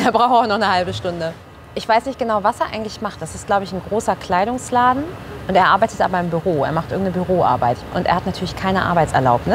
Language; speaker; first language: German; native; German